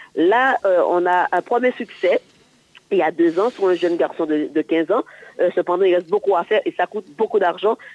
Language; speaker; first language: French; native; French